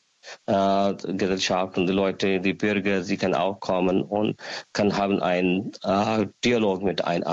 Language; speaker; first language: German; non-native, learner; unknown